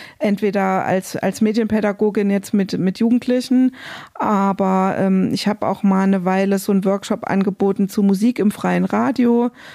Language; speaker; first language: German; native; German